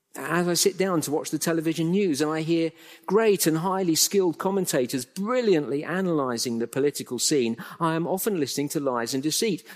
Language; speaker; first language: English; native; English